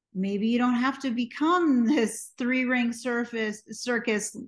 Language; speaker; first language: English; native; English